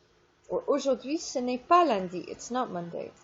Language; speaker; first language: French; non-native, fluent; English